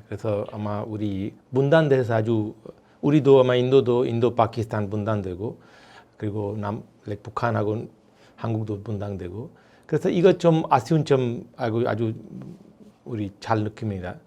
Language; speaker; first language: Korean; non-native, fluent; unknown